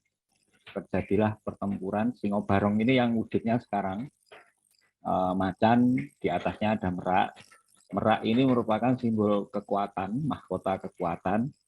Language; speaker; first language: Indonesian; native; Indonesian